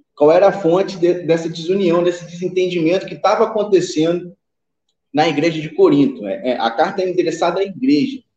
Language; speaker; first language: Portuguese; native; Portuguese